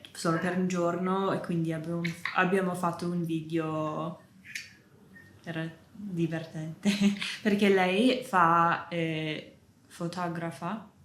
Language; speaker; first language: Italian; non-native, learner; English